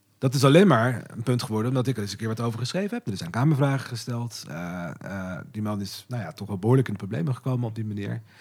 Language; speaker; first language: Dutch; native; Dutch